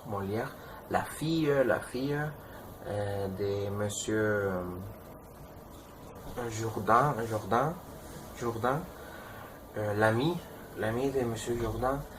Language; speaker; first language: French; non-native, learner; Spanish